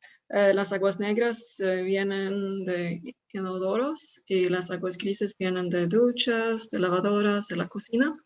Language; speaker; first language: Spanish; non-native, fluent; Swedish